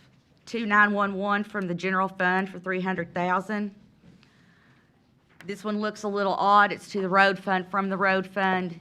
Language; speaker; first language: English; native; English